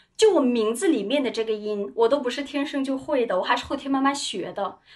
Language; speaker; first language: Chinese; non-native, local second language; Uyghur